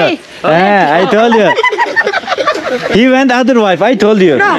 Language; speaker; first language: English; non-native, learner; Turkish